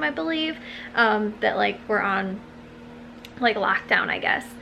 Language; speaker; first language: English; native; English